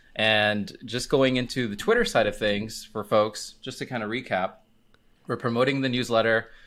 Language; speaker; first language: English; native; English